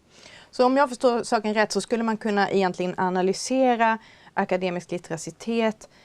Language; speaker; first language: Swedish; native; Swedish